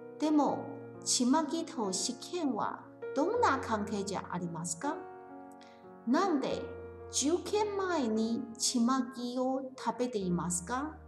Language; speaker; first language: Japanese; non-native, learner; Chinese